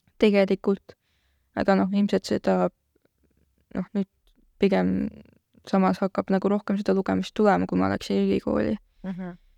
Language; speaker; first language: Estonian; native; Estonian